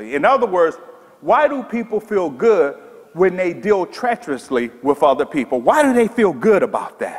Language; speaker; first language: English; native; English